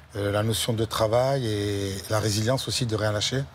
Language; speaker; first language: French; native; French